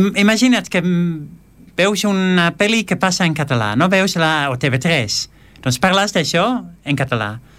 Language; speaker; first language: Catalan; non-native, fluent; Dutch